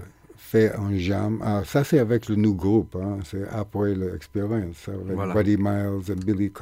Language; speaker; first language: French; non-native, learner; English